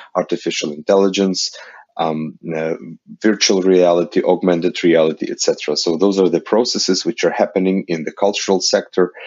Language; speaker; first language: English; non-native, fluent; Ukrainian